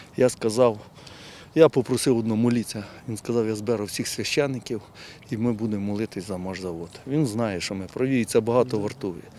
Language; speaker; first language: Ukrainian; native; Ukrainian